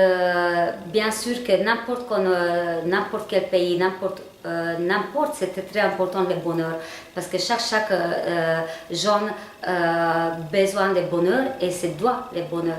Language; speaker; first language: French; non-native, learner; Hungarian